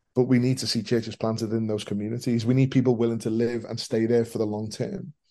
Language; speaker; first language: English; native; English